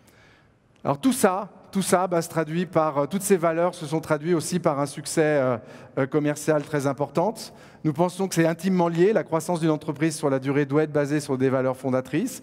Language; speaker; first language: French; native; French